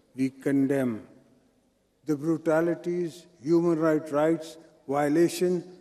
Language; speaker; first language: English; non-native, local second language; Sindhi